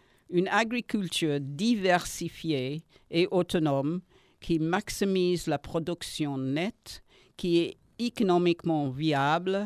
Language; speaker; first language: French; non-native, learner; English